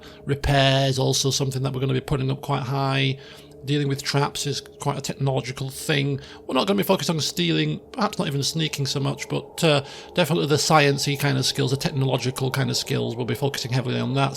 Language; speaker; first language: English; native; English